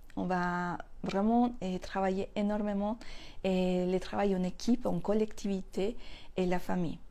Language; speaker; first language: French; non-native, fluent; Spanish